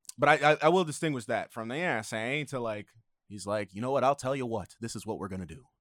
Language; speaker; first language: English; native; English